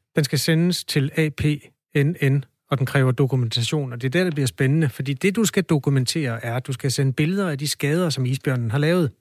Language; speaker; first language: Danish; native; Danish